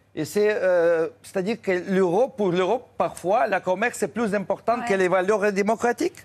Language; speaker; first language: French; non-native, fluent; Russian